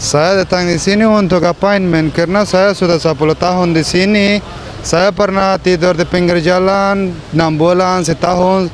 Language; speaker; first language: Indonesian; early bilingual, other home language; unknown